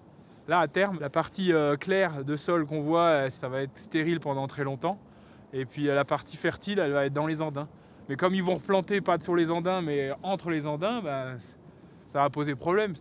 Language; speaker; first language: French; native; French